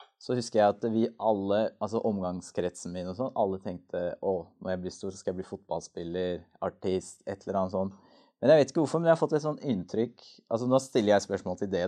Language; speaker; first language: Norwegian; native; Norwegian